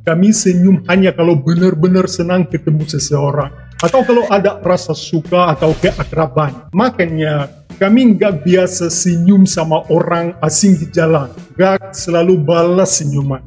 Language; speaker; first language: Indonesian; non-native, fluent; Russian